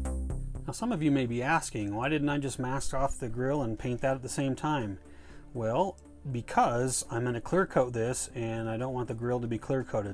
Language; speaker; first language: English; native; English